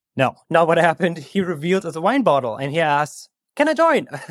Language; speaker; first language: English; non-native, fluent; German